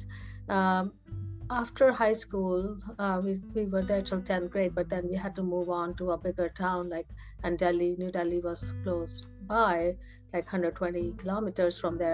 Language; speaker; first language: English; non-native, local second language; Hindi